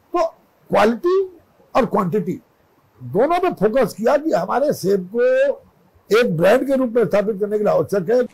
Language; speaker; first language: Hindi; native; Hindi